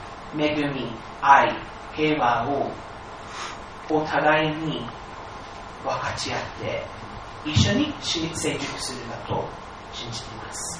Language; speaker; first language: Japanese; non-native, fluent; English